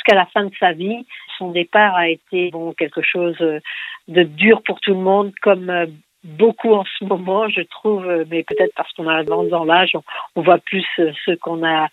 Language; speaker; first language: French; non-native, local second language; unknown